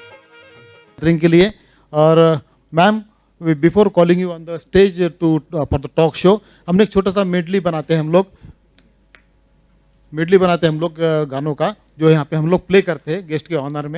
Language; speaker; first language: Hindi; non-native, local second language; Marathi